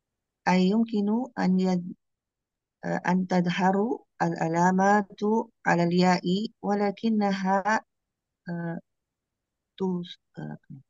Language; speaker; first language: Arabic; non-native, learner; Indonesian